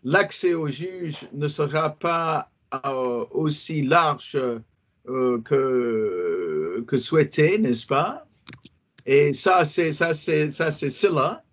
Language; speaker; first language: French; non-native, fluent; English